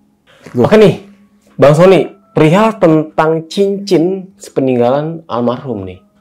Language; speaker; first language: Indonesian; native; Indonesian